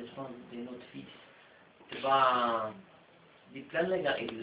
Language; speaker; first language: Danish; non-native, fluent; Arabic